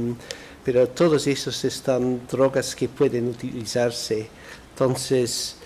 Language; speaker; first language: Spanish; non-native, fluent; Dutch